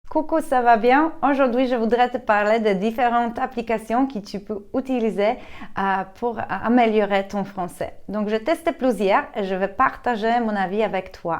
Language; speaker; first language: French; non-native, fluent; Polish